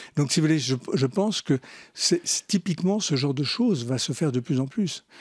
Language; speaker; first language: French; native; French